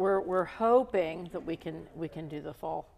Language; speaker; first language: English; native; English